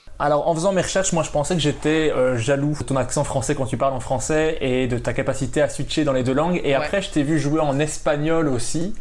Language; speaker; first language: French; native; French